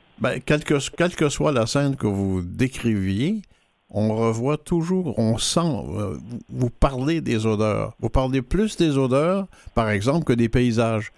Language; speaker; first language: French; native; French